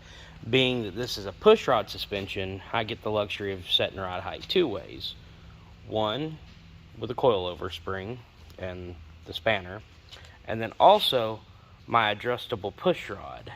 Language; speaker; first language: English; native; English